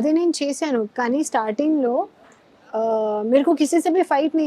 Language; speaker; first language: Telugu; non-native, learner; Hindi